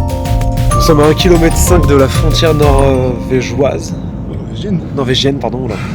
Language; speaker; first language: French; native; French